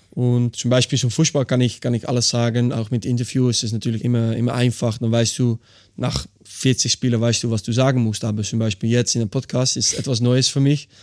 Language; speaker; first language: German; non-native, learner; Dutch